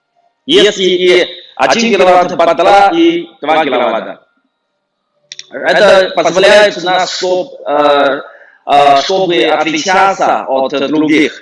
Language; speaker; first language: Russian; non-native, fluent; Chinese